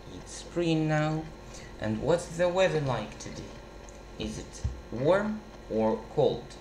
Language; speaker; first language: English; non-native, fluent; Russian